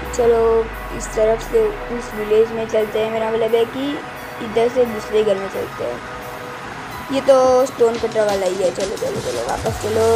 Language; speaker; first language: Hindi; non-native, local second language; Gujarati